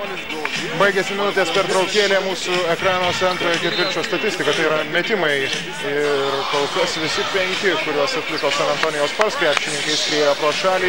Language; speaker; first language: Lithuanian; native; Lithuanian